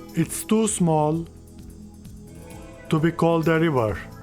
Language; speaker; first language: English; non-native, fluent; Turkish